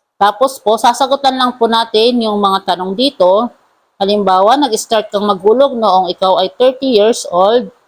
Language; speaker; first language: Filipino; non-native, local second language; Cebuano